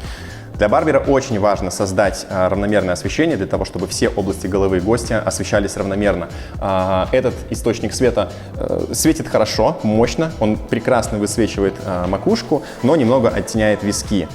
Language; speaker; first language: Russian; native; Russian